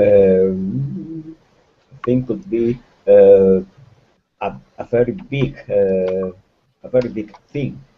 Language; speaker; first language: English; non-native, fluent; Spanish